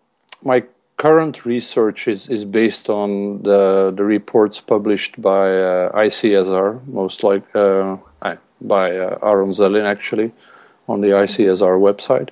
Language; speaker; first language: English; non-native, fluent; Dutch